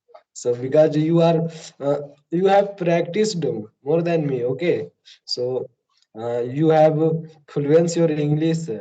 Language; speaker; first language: English; non-native, learner; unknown